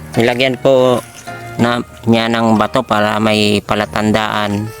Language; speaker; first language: Filipino; non-native, local second language; Bikol